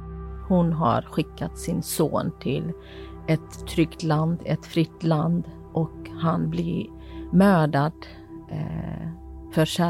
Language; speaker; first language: Swedish; non-native, fluent; Kurdish